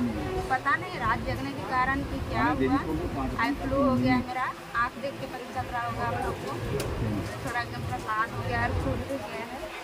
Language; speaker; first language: Hindi; native; Hindi